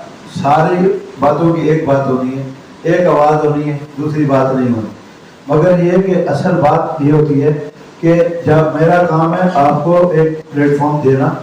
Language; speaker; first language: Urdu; non-native, local second language; Punjabi